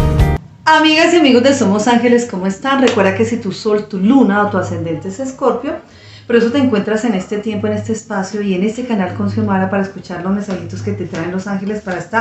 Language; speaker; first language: Spanish; native; Spanish